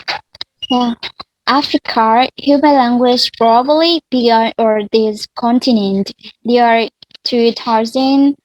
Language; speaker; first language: English; non-native, learner; Vietnamese